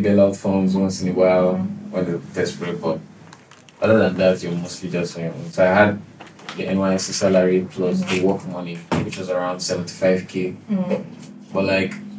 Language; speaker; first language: English; non-native, local second language; Igbo